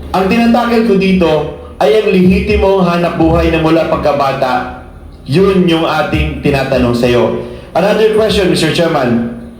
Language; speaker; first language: Filipino; native; Filipino